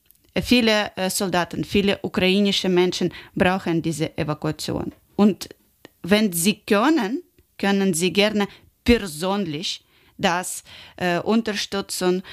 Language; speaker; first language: German; non-native, learner; Ukrainian